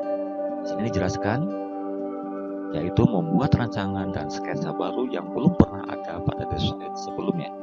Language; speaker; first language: Indonesian; native; Indonesian